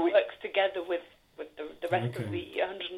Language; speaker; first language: English; native; English